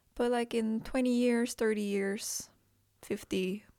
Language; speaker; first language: English; non-native, fluent; Indonesian